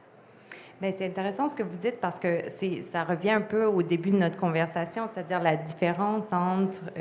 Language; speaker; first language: French; native; French